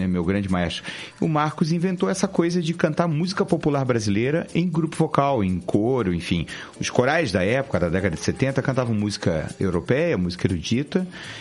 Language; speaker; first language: Portuguese; native; Portuguese